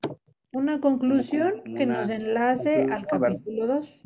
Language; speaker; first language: Spanish; native; Spanish